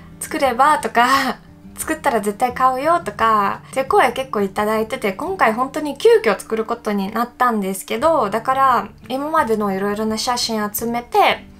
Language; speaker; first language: Japanese; non-native, fluent; Russian